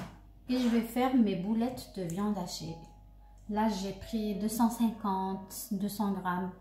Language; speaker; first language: French; non-native, local second language; Arabic